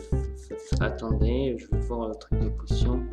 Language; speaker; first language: French; native; French